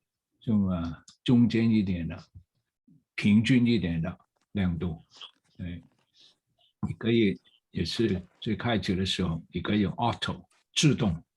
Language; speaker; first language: Chinese; non-native, fluent; English